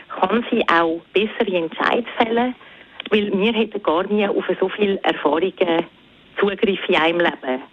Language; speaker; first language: German; native; German